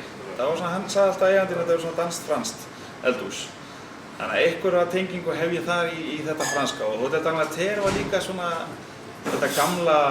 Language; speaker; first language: Icelandic; native; Icelandic